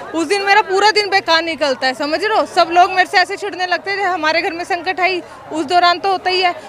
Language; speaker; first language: Hindi; native; Hindi